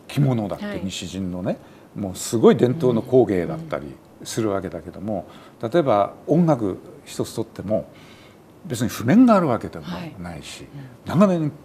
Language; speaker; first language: Japanese; native; Japanese